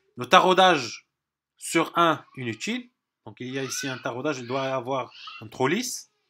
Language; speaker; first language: French; non-native, local second language; Arabic